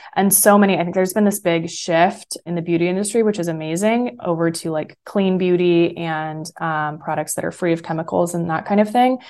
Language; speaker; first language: English; native; English